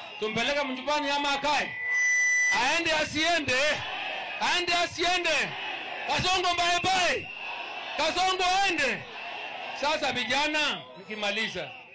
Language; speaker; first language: Swahili; non-native, local second language; Meru